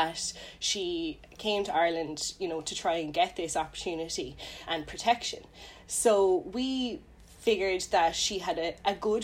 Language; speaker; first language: English; native; English